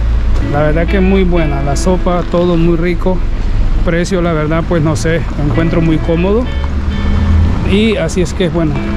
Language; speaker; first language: Spanish; native; Spanish